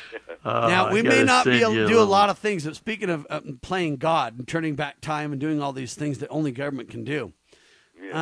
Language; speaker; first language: English; native; English